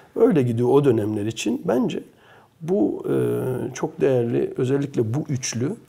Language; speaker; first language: Turkish; early bilingual, heritage; Turkish